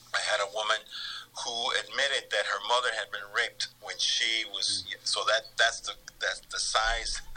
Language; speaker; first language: English; early bilingual, other home language; Spanish